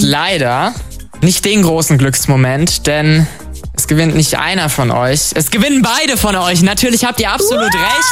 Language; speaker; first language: German; native; German